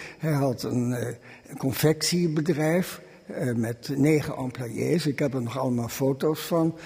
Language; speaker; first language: Dutch; early bilingual, other home language; German